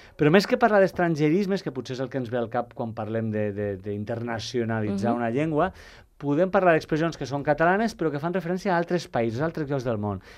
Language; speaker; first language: Catalan; native; Catalan